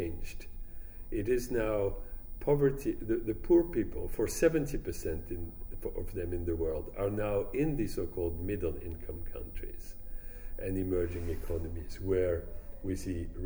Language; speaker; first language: English; non-native, fluent; French